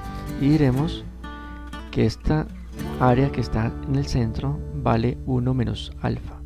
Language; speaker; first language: Spanish; native; Spanish